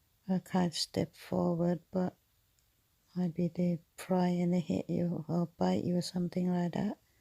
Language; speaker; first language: English; non-native, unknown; Thai